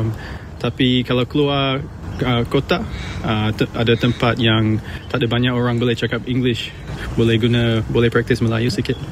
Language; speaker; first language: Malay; early bilingual, heritage; English